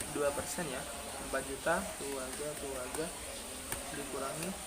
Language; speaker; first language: Indonesian; native; Indonesian